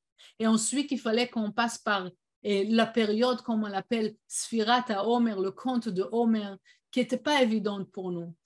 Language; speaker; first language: French; non-native, fluent; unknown